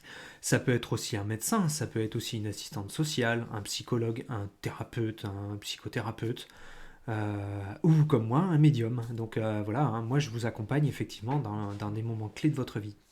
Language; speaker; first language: French; native; French